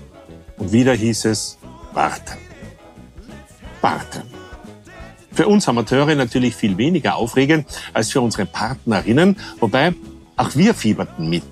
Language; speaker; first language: German; native; German